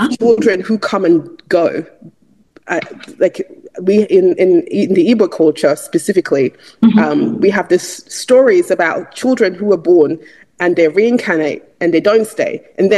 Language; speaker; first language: English; non-native, local second language; Igbo